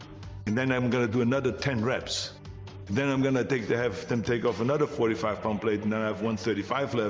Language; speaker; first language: English; non-native, fluent; German